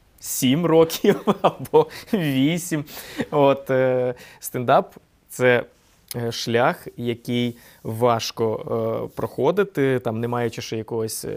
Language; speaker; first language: Ukrainian; non-native, local second language; Russian